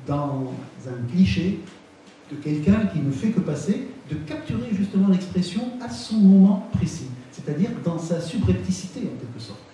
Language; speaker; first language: French; non-native, local second language; Arabic